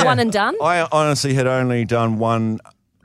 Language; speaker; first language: English; native; English